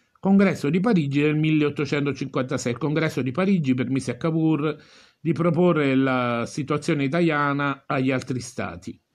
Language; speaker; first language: Italian; native; Italian